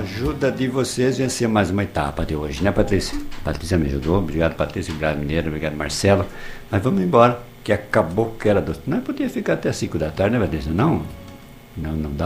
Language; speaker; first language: Portuguese; native; Portuguese